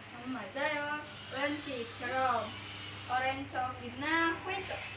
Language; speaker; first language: Korean; non-native, learner; Indonesian